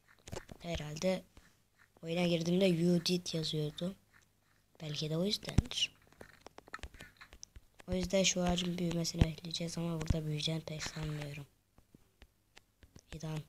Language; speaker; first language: Turkish; native; Turkish